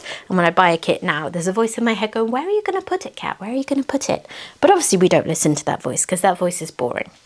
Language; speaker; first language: English; native; English